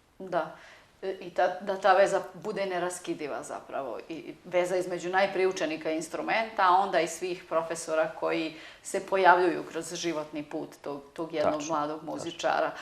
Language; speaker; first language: Bosnian; native; Bosnian